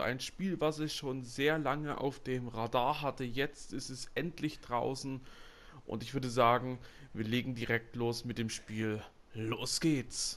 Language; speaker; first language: German; native; German